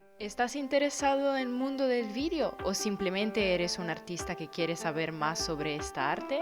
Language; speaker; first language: Spanish; non-native, fluent; Italian